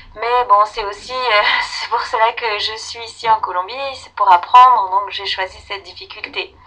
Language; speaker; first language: French; native; French